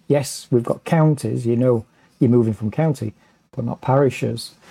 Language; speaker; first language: English; native; English